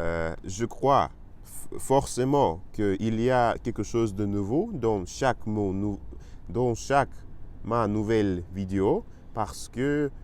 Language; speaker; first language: French; non-native, learner; Russian